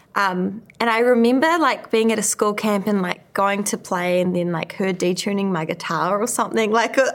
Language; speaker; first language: English; native; English